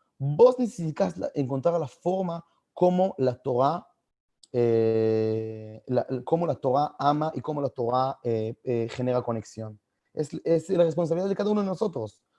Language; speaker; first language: Spanish; non-native, fluent; Hebrew